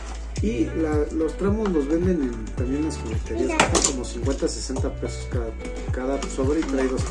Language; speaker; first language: Spanish; native; Spanish